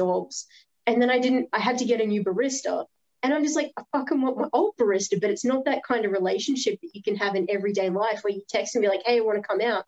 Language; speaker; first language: English; native; English